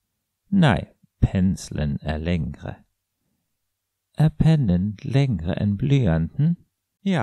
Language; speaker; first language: Norwegian; non-native, fluent; German